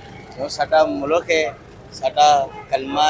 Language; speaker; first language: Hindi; non-native, local second language; Punjabi